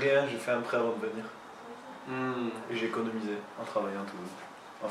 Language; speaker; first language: French; native; French